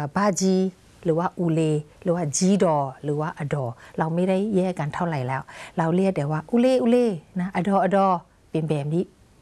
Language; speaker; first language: Thai; non-native, fluent; Burmese